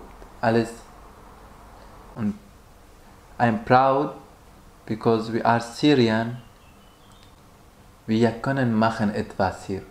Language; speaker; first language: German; non-native, learner; Arabic